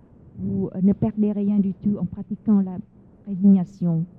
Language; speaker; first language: French; non-native, fluent; Vietnamese